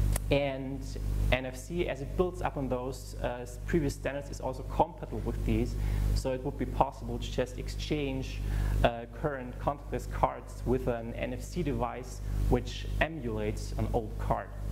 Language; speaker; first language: English; non-native, fluent; German